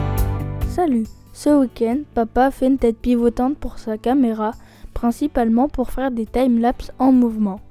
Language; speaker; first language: French; native; French